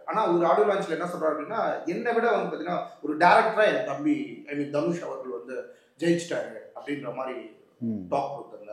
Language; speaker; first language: Tamil; native; Tamil